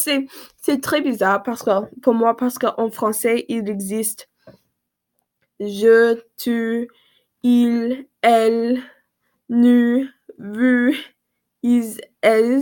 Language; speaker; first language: French; non-native, learner; English